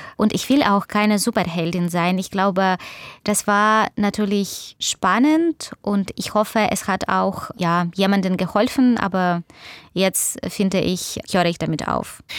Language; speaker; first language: German; non-native, fluent; Russian